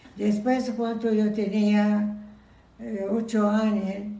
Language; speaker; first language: Spanish; non-native, learner; Persian